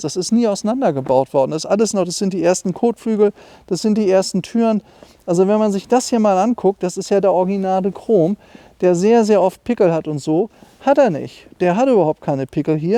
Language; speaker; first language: German; native; German